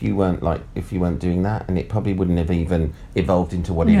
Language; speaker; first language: English; native; English